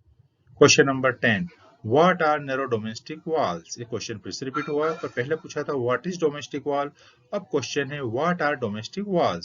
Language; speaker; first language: Hindi; native; Hindi